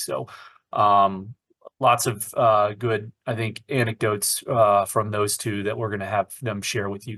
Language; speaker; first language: English; native; English